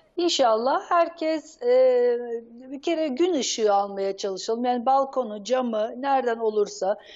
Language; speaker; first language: Turkish; native; Turkish